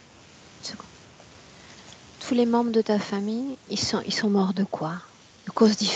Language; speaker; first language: French; native; French